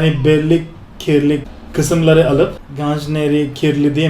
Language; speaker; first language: Turkish; non-native, fluent; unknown